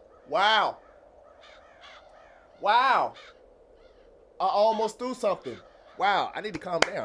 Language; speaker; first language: English; native; English